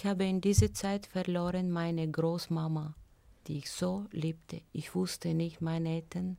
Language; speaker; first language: German; non-native, fluent; Bulgarian